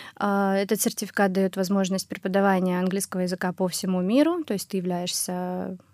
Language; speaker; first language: Russian; native; Russian